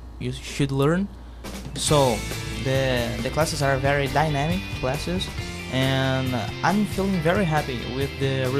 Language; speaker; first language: English; non-native, fluent; Portuguese